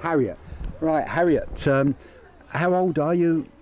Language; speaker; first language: English; native; English